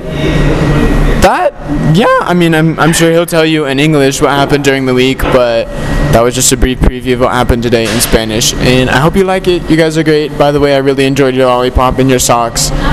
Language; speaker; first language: English; native; English